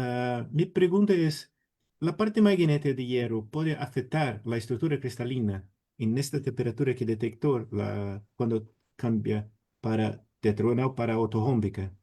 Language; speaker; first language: Spanish; non-native, learner; Portuguese